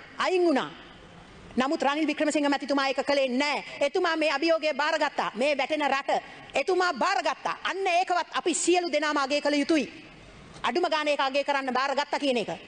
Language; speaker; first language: Sinhala; native; Sinhala